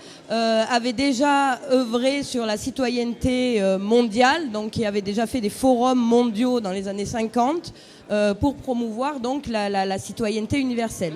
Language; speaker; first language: French; native; French